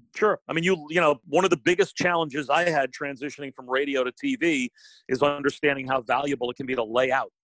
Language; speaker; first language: English; native; English